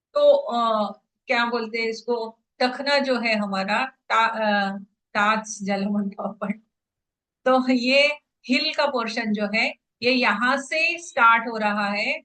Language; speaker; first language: Hindi; non-native, local second language; Marathi